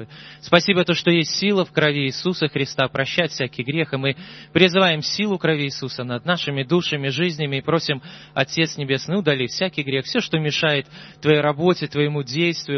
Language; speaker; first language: Russian; native; Russian